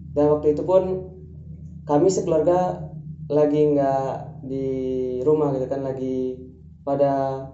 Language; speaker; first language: Indonesian; native; Indonesian